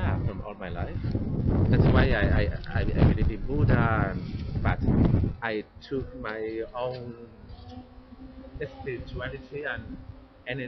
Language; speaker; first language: English; non-native, learner; Spanish